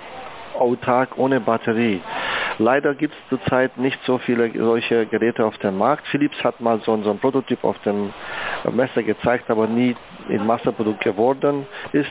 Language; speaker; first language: German; native; German